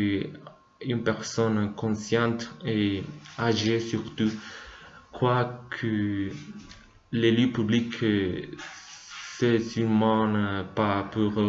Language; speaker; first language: French; non-native, learner; Spanish